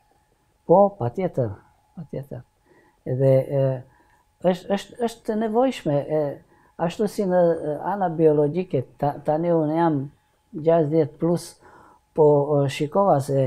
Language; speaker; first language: Albanian; non-native, learner; Hungarian